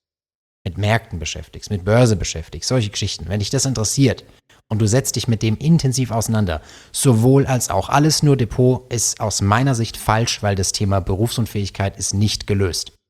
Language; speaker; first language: German; native; German